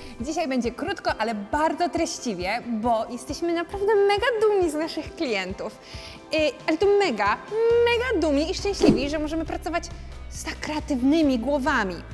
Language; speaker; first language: Polish; native; Polish